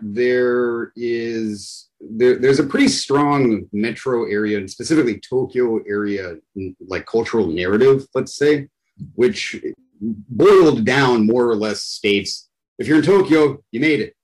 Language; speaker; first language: English; native; English